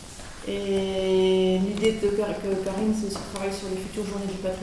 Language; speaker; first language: French; native; French